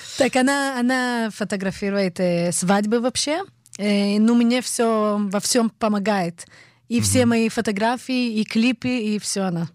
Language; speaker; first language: Russian; early bilingual, heritage; Hebrew